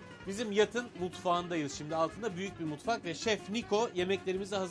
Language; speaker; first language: Turkish; native; Turkish